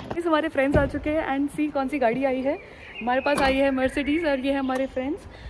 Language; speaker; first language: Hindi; native; Hindi